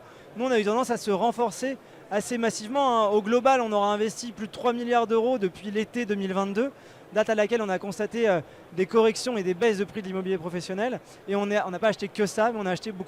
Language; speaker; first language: French; native; French